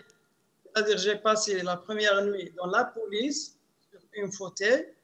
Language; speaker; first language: French; non-native, local second language; Arabic